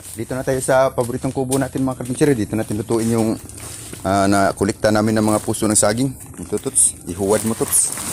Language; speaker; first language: Filipino; native; Filipino